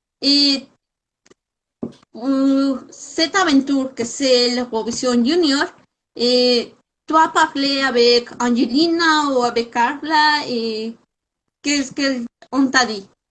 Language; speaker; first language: French; non-native, fluent; Spanish